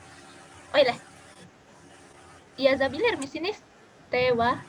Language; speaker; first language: Turkish; non-native, learner; Indonesian